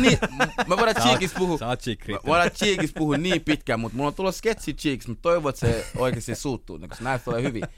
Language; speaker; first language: Finnish; early bilingual, other home language; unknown